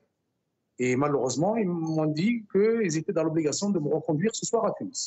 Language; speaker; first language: French; non-native, local second language; Arabic